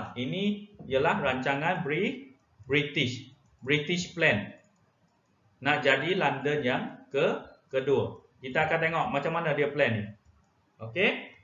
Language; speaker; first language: Malay; non-native, local second language; Chinese